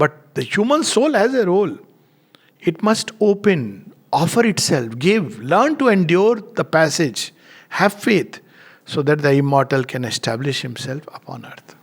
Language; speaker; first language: English; non-native, local second language; Hindi